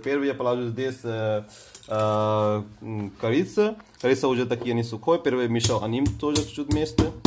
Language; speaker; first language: Russian; non-native, fluent; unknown